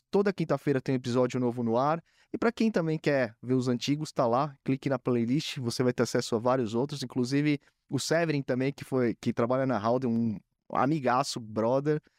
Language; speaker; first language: Portuguese; native; Portuguese